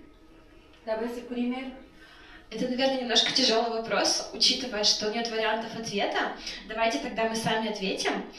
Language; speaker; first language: Russian; native; Russian